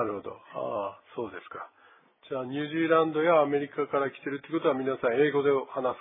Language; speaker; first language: Japanese; native; Japanese